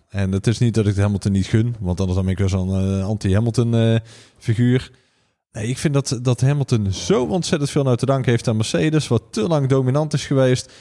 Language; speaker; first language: Dutch; native; Dutch